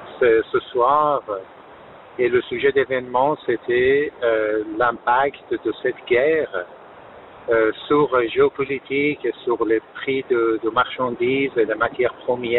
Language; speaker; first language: French; non-native, fluent; Persian